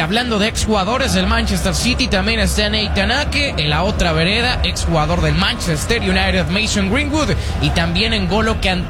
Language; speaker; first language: Spanish; native; Spanish